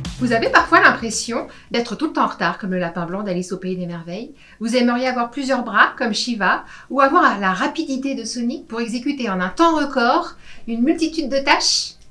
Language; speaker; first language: French; native; French